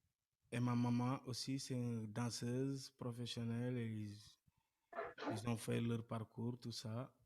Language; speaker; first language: French; non-native, local second language; Wolof